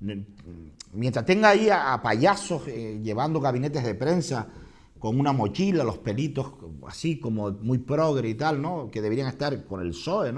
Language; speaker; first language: Spanish; native; Spanish